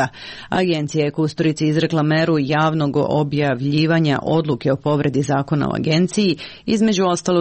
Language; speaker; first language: Serbian; native; Serbian